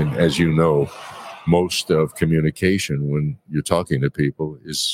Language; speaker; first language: English; native; English